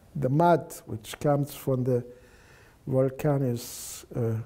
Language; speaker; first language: English; non-native, fluent; Arabic